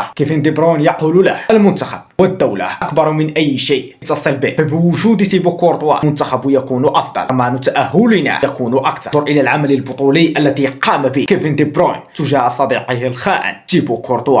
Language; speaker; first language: Arabic; native; Arabic